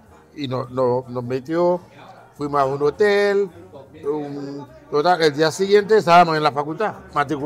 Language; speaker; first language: Spanish; non-native, fluent; Haitian Creole